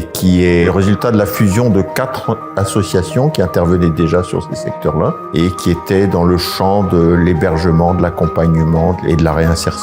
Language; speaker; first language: French; native; French